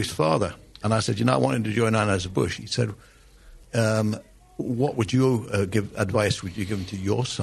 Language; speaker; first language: English; native; English